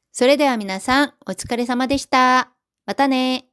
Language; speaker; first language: Japanese; non-native, fluent; Korean